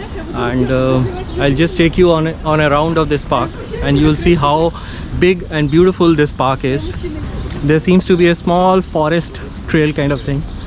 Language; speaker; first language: English; non-native, local second language; Hindi